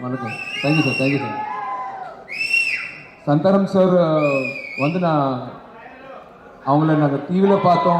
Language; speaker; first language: Tamil; non-native, local second language; Telugu